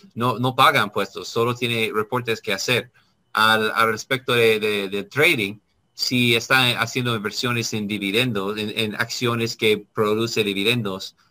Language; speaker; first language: Spanish; non-native, learner; English